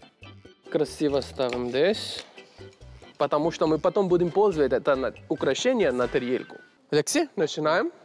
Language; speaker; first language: Russian; non-native, learner; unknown